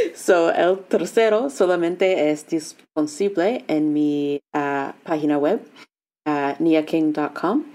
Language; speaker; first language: Spanish; non-native, learner; English